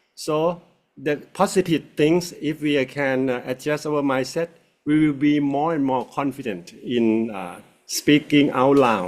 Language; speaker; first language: English; non-native, fluent; Thai